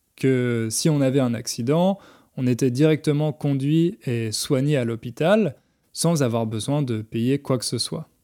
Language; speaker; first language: French; native; French